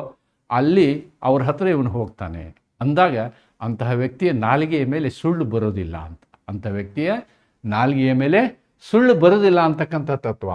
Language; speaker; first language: Kannada; native; Kannada